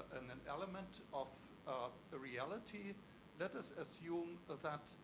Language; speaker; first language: English; non-native, fluent; German